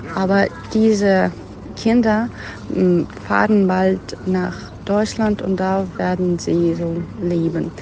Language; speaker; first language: German; non-native, fluent; Russian